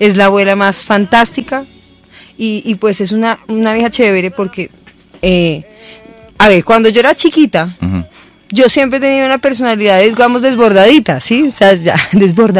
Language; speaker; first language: Spanish; native; Spanish